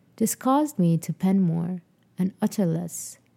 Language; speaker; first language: English; non-native, fluent; Arabic